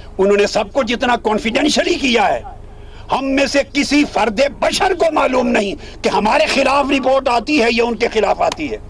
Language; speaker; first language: Urdu; non-native, local second language; Punjabi